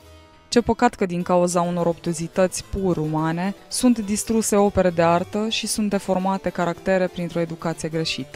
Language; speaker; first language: Romanian; native; Romanian